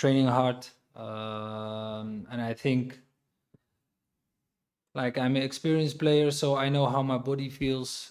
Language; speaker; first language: English; non-native, fluent; Dutch